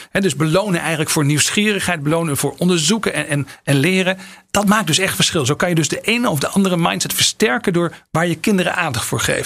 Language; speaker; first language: Dutch; native; Dutch